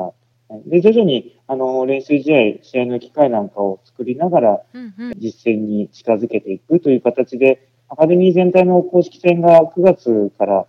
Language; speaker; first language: Japanese; native; Japanese